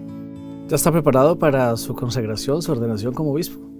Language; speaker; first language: Spanish; native; Spanish